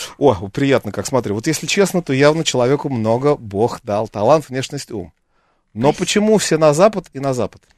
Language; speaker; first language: Russian; native; Russian